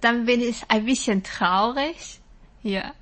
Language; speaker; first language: German; non-native, learner; Chinese